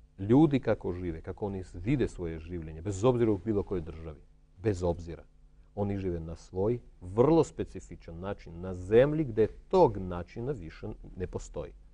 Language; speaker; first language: Croatian; non-native, fluent; Armenian